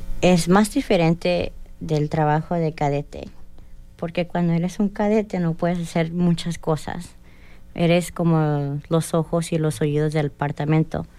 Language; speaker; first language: Spanish; early bilingual, heritage; Spanish